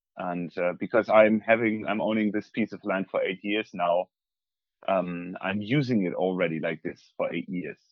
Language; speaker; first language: English; non-native, fluent; German